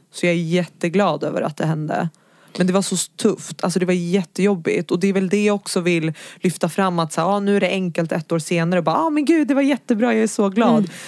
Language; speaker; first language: Swedish; early bilingual, other home language; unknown